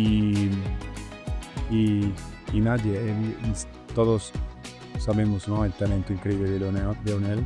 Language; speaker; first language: Spanish; non-native, learner; Italian